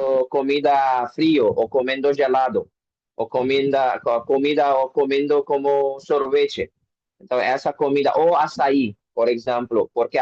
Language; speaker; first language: Portuguese; non-native, learner; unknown